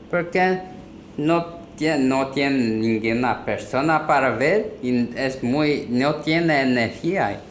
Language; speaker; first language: Spanish; non-native, learner; Korean